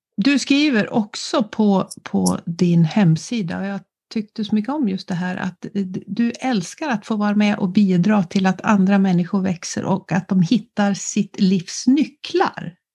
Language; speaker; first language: Swedish; native; Swedish